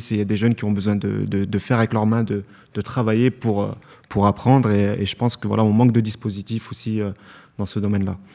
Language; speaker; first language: French; native; French